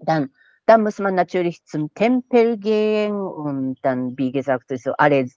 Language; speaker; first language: German; non-native, fluent; Japanese